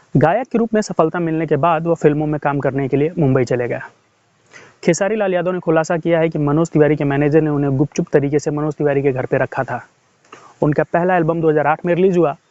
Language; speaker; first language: Hindi; native; Hindi